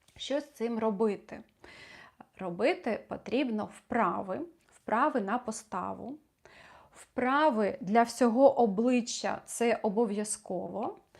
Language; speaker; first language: Ukrainian; non-native, local second language; Russian